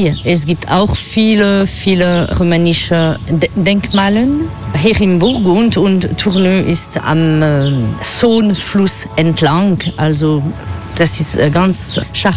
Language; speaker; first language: German; non-native, fluent; French